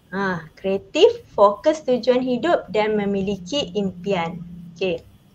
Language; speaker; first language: Malay; native; Malay